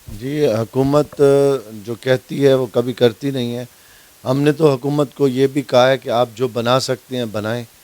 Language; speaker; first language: Urdu; non-native, local second language; Saraiki